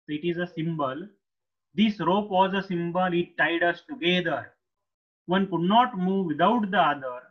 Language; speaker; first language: English; non-native, local second language; Marathi